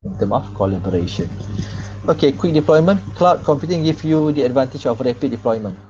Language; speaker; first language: English; non-native, local second language; Malay